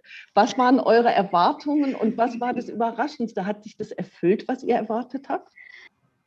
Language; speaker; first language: German; native; German